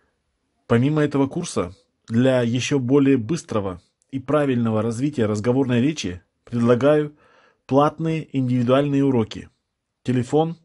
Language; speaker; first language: Russian; native; Russian